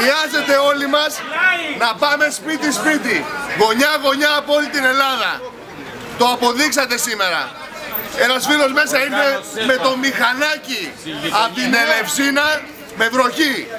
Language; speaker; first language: Greek; native; Greek